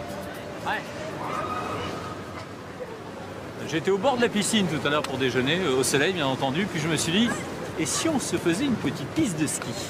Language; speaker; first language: French; native; French